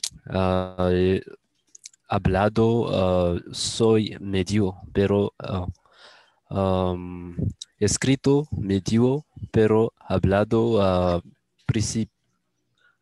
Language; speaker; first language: Spanish; non-native, learner; Malagasy